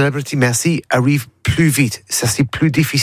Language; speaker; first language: French; non-native, learner; English